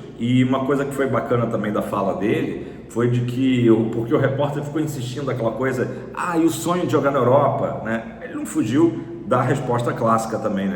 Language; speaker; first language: Portuguese; native; Portuguese